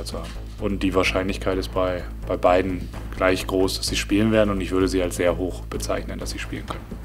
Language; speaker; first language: German; native; German